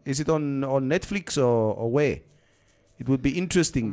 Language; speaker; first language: English; non-native, local second language; Afrikaans